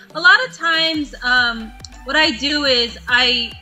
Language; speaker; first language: English; native; English